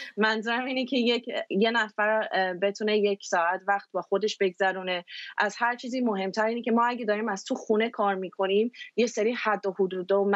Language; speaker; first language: Persian; early bilingual, heritage; Persian